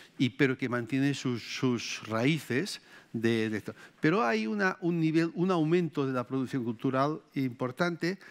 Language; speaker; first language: Spanish; native; Spanish